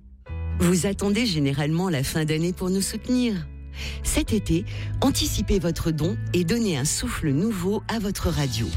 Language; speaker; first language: French; native; French